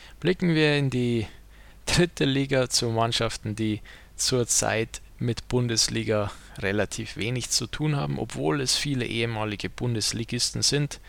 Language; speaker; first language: German; native; German